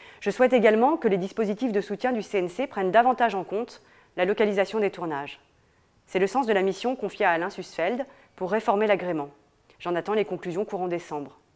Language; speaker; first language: French; native; French